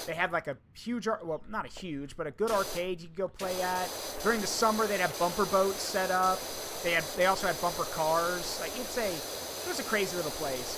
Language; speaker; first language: English; native; English